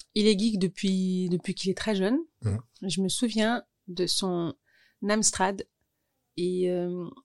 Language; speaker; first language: French; native; French